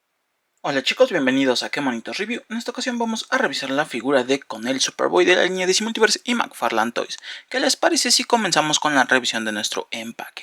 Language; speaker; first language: Spanish; native; Spanish